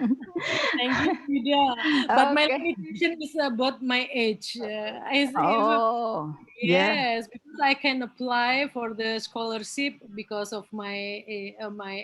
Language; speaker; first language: English; non-native, learner; Indonesian